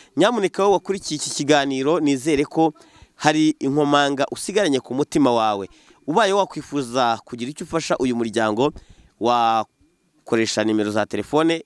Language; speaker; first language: Kinyarwanda; native; Kinyarwanda